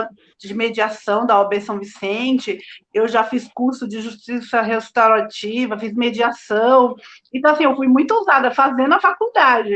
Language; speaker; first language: Portuguese; native; Portuguese